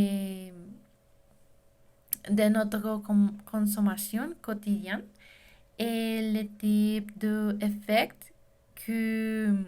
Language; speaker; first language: French; non-native, learner; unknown